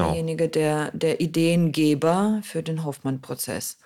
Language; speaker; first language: German; non-native, fluent; Russian